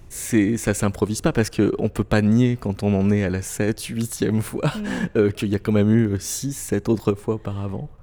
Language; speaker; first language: French; native; French